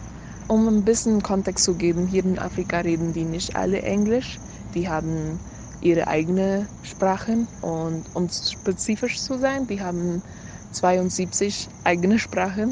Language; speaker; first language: German; non-native, learner; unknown